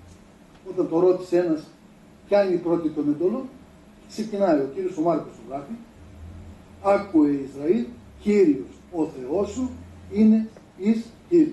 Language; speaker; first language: Greek; native; Greek